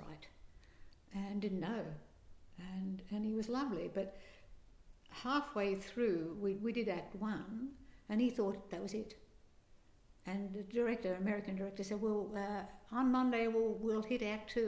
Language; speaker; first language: English; native; English